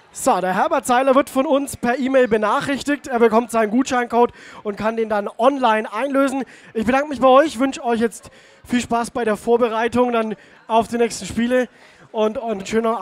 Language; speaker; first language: German; native; German